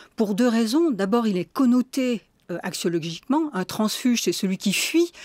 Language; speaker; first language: French; native; French